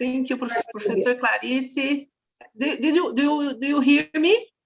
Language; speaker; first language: English; non-native, fluent; Portuguese